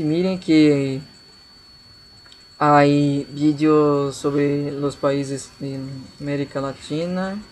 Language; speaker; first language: Spanish; non-native, learner; Portuguese